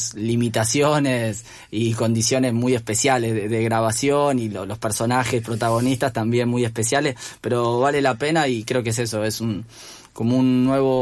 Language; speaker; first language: Spanish; native; Spanish